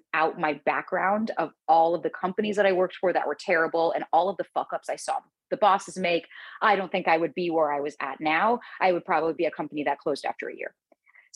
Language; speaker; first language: English; native; English